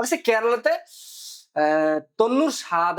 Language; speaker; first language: Malayalam; non-native, fluent; Bangla